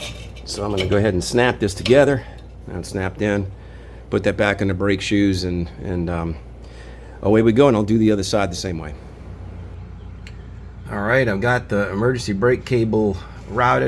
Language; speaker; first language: English; native; English